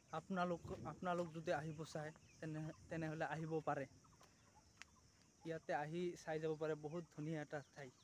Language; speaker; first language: Assamese; native; Assamese